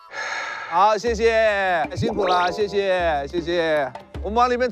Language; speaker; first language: Chinese; native; Chinese